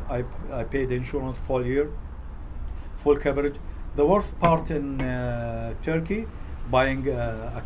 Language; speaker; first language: English; non-native, fluent; Arabic